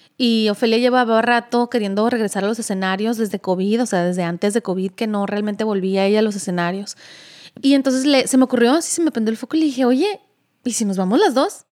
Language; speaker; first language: Spanish; native; Spanish